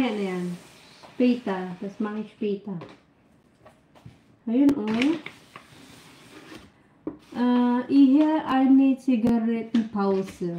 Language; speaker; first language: German; non-native, learner; Filipino